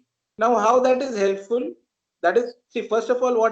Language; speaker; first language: English; non-native, local second language; Marathi